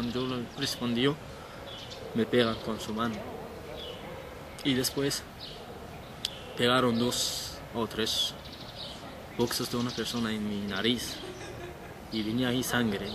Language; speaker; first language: Spanish; non-native, learner; Persian